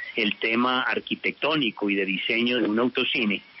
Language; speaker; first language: Spanish; early bilingual, heritage; Spanish